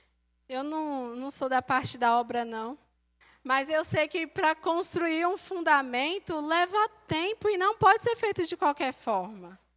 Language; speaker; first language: Portuguese; native; Portuguese